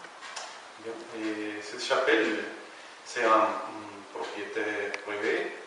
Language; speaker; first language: French; non-native, learner; Spanish